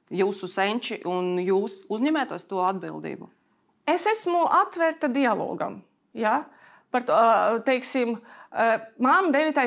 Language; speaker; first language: Latvian; non-native, local second language; Russian